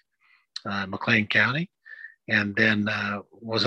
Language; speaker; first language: English; native; English